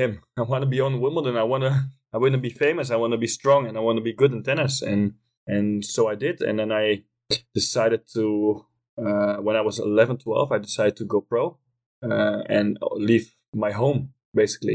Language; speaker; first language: English; non-native, fluent; Dutch